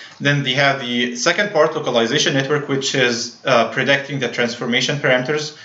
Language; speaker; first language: English; non-native, fluent; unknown